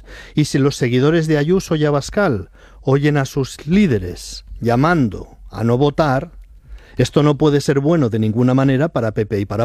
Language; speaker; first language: Spanish; native; Spanish